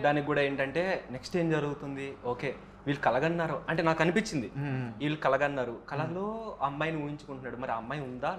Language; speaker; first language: Telugu; native; Telugu